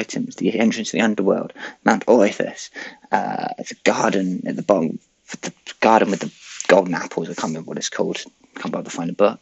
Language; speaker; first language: English; native; English